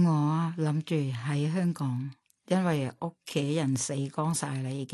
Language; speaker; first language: Cantonese; non-native, fluent; Thai